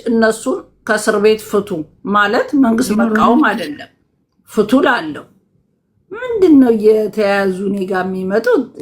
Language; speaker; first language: Amharic; native; Amharic